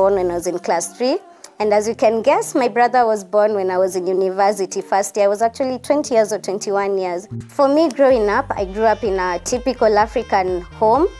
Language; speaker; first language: English; non-native, local second language; Kikuyu